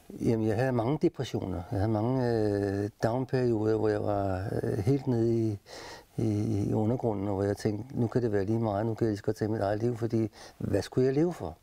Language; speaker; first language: Danish; native; Danish